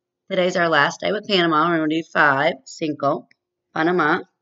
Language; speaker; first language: English; native; English